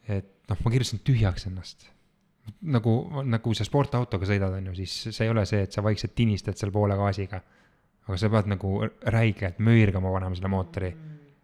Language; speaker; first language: Estonian; native; Estonian